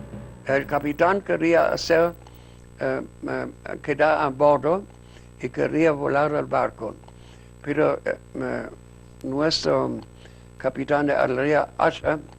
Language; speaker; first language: Spanish; non-native, fluent; German